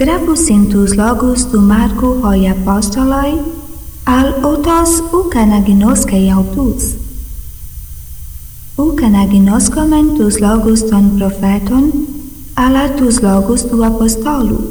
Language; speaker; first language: Greek; non-native, fluent; Portuguese